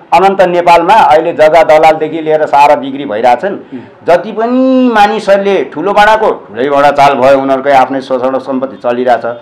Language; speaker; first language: Nepali; native; Nepali